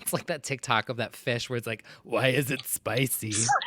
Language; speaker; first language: English; native; English